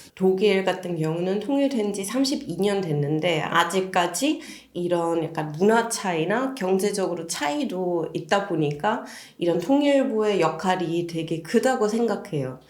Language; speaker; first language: Korean; non-native, fluent; German